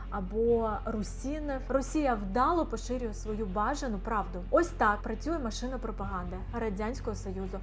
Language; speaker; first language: Ukrainian; non-native, local second language; Crimean Tatar